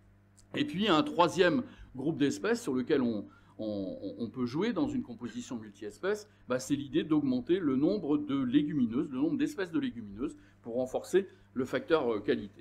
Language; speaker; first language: French; native; French